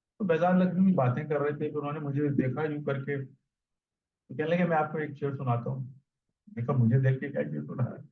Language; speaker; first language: Urdu; native; Urdu